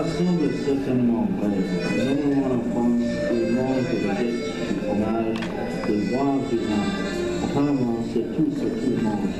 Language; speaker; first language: French; non-native, learner; English